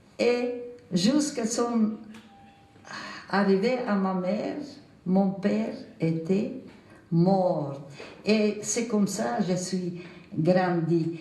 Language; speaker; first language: French; non-native, fluent; Macedonian